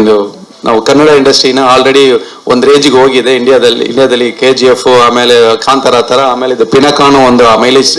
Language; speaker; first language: Kannada; non-native, learner; Tamil